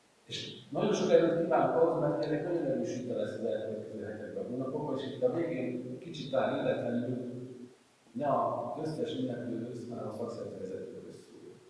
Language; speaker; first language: Hungarian; native; Hungarian